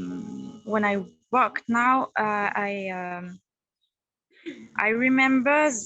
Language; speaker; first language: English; non-native, learner; French